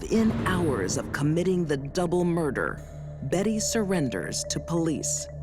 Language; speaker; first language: English; native; English